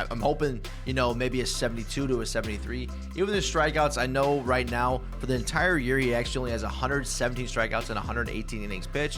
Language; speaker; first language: English; native; English